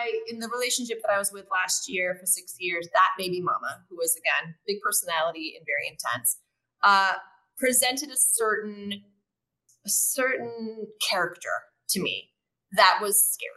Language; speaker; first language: English; native; English